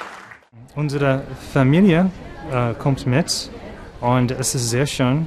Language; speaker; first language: German; non-native, learner; English